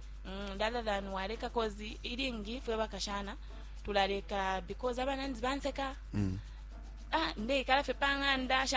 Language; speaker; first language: English; non-native, local second language; Bemba